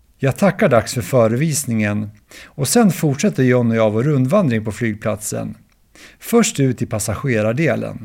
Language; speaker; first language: Swedish; native; Swedish